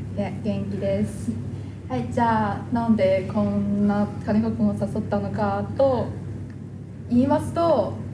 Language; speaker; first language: Japanese; non-native, fluent; Chinese